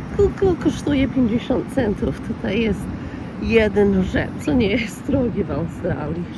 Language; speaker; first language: Polish; early bilingual, heritage; Polish